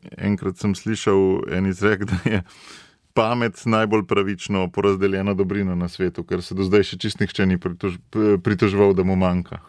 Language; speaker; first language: Slovenian; native; Slovenian